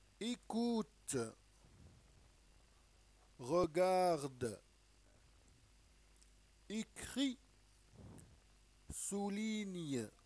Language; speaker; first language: French; non-native, local second language; Arabic